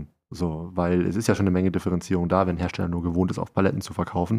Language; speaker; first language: German; native; German